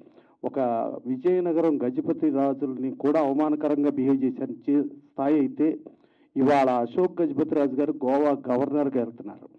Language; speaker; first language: Telugu; native; Telugu